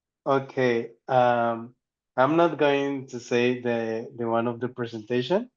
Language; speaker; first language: English; non-native, learner; Spanish